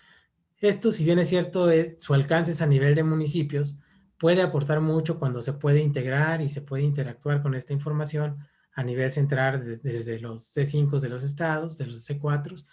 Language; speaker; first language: Spanish; native; Spanish